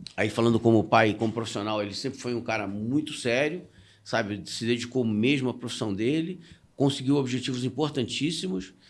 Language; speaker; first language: Portuguese; native; Portuguese